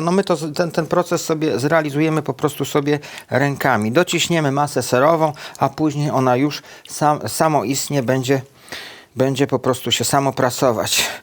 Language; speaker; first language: Polish; native; Polish